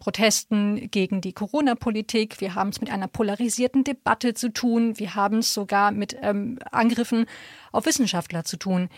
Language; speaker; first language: German; native; German